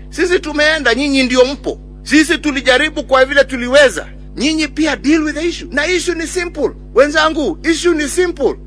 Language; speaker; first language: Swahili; non-native, local second language; Kikuyu